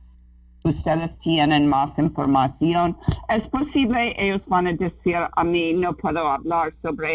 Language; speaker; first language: Spanish; non-native, fluent; English